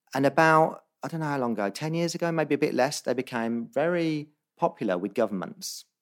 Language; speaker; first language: English; native; English